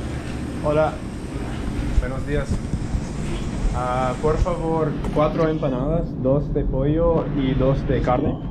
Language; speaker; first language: Spanish; non-native, fluent; English